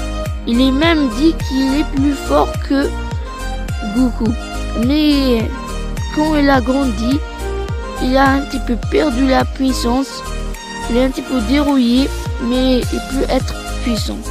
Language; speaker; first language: French; non-native, learner; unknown